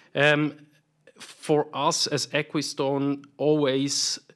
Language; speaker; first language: English; non-native, fluent; German